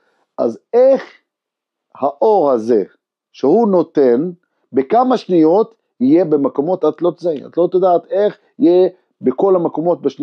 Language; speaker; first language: Hebrew; non-native, local second language; Arabic